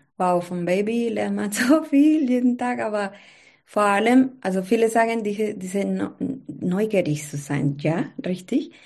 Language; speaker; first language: German; non-native, learner; Spanish